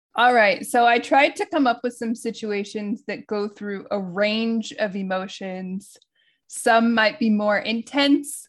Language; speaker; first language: English; native; English